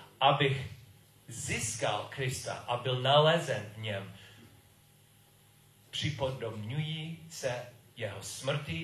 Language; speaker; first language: Czech; non-native, learner; English